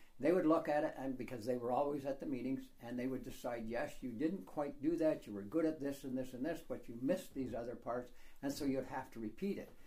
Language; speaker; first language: English; native; English